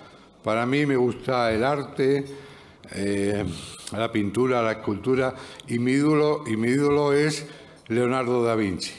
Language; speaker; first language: Spanish; native; Spanish